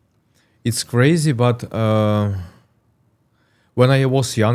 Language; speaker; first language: English; non-native, learner; Russian